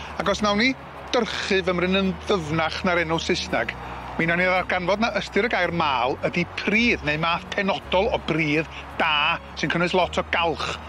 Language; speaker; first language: Welsh; native; Welsh